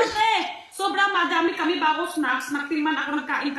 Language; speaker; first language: Filipino; non-native, learner; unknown